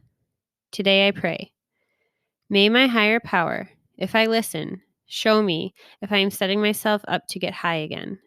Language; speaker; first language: English; native; English